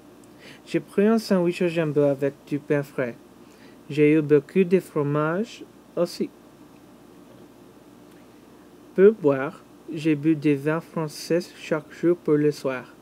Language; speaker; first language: French; non-native, learner; English